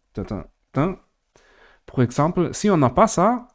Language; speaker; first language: French; non-native, fluent; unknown